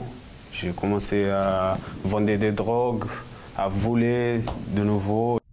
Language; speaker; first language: French; non-native, fluent; Portuguese